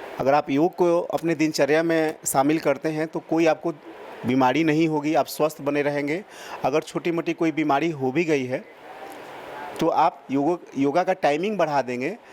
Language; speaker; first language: Hindi; native; Hindi